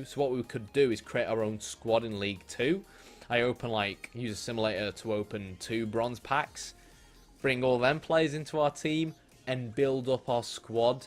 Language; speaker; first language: English; native; English